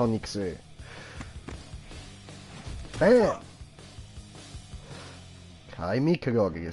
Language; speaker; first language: German; native; German